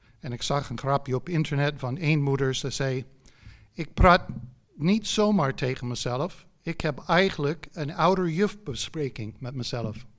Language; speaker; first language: Dutch; non-native, fluent; English